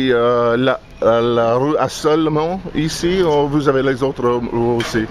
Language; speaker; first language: French; non-native, learner; English